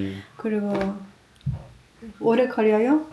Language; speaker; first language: Korean; non-native, learner; Persian